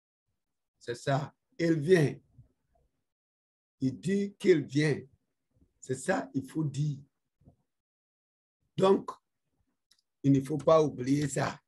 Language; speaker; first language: French; non-native, fluent; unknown